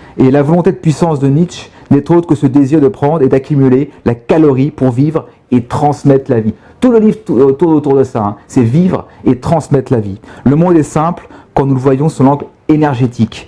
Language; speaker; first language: French; native; French